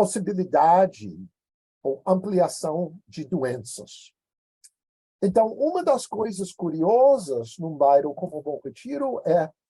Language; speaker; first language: Portuguese; non-native, fluent; English